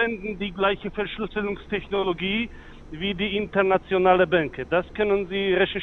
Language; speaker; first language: German; non-native, fluent; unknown